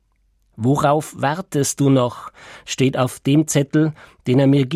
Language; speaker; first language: German; native; German